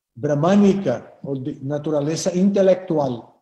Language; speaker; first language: Spanish; non-native, fluent; Portuguese